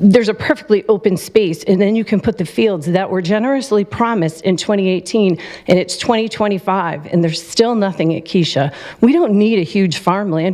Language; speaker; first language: English; native; English